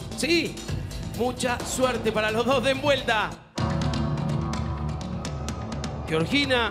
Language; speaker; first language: Spanish; native; Spanish